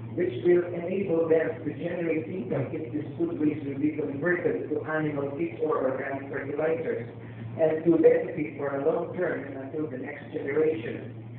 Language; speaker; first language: English; non-native, local second language; Filipino